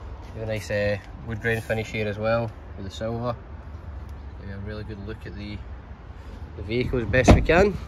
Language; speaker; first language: English; native; English